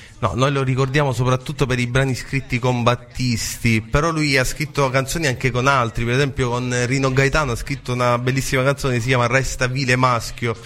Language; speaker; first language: Italian; native; Italian